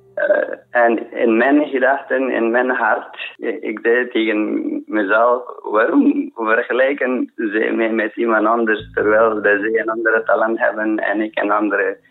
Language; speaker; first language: Dutch; non-native, fluent; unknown